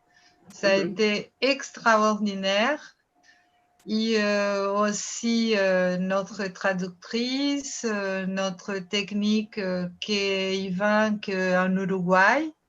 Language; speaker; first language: French; non-native, fluent; Portuguese